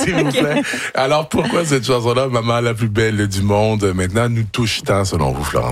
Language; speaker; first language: French; native; French